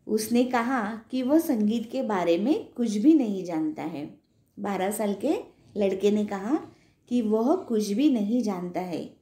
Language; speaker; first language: Hindi; non-native, local second language; Marathi